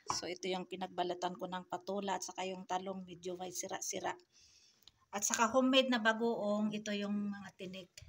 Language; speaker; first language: Filipino; non-native, local second language; Iloko